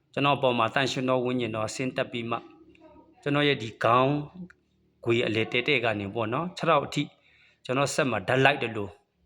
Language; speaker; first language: Burmese; non-native, local second language; Shwe Palaung